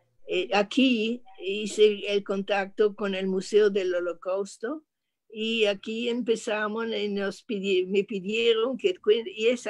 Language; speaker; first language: Spanish; non-native, fluent; French